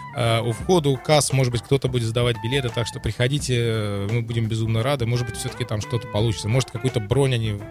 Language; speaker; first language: Russian; native; Russian